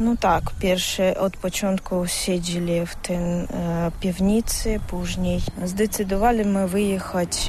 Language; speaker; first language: Polish; non-native, learner; Russian